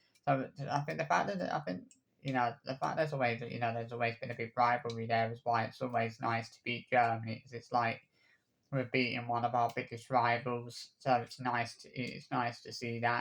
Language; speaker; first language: English; native; English